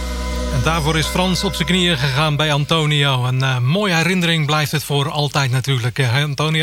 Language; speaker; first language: Dutch; native; Dutch